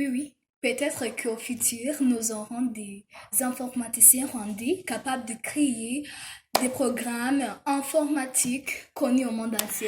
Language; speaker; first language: French; non-native, local second language; Kinyarwanda